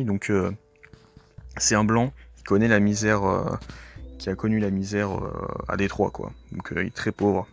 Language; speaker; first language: French; native; French